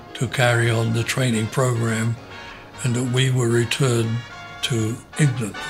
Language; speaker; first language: English; native; English